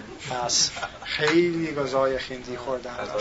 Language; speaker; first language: Persian; non-native, learner; English